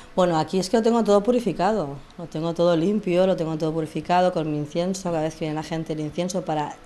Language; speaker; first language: Spanish; native; Spanish